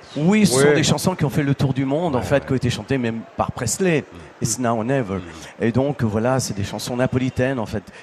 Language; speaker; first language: French; early bilingual, other home language; Italian